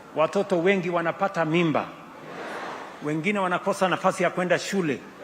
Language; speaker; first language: Swahili; non-native, local second language; Kalenjin